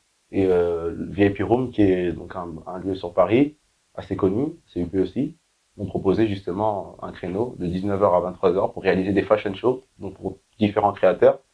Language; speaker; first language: French; native; French